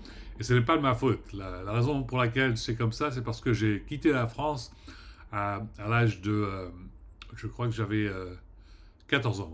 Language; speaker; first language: French; early bilingual, heritage; French